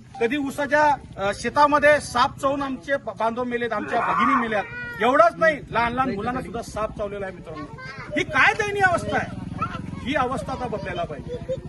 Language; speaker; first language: Marathi; non-native, local second language; Lambadi